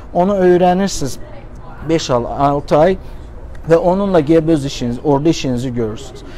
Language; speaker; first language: Azerbaijani; native; Azerbaijani